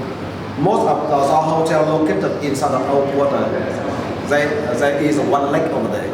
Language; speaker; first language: English; non-native, fluent; Vietnamese